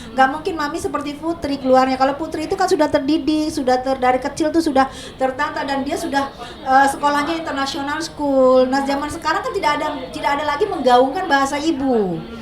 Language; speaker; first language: Indonesian; native; Indonesian